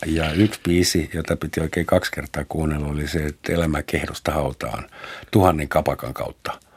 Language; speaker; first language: Finnish; non-native, fluent; German